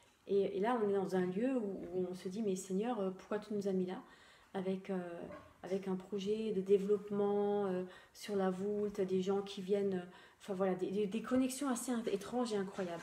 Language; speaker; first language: French; native; French